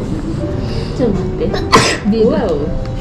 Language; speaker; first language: Japanese; native; Japanese